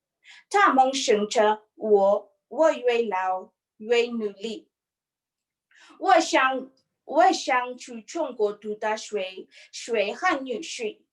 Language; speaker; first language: Chinese; non-native, learner; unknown